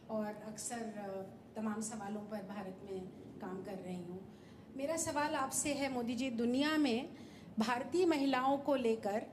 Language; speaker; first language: Hindi; native; Hindi